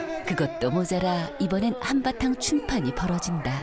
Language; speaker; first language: Korean; native; Korean